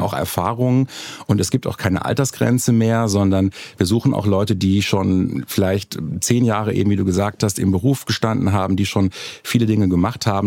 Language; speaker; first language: German; native; German